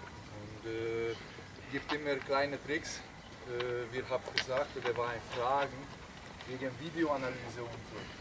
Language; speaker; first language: German; non-native, learner; Hungarian